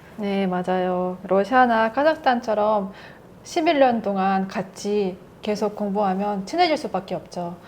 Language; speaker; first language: Korean; non-native, fluent; Russian